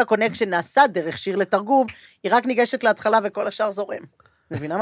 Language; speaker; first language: Hebrew; native; Hebrew